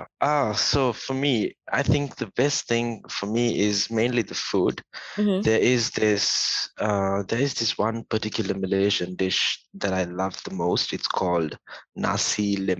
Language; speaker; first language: English; non-native, local second language; Tamil